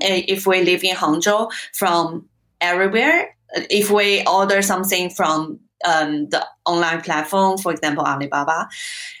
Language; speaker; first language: English; non-native, fluent; Chinese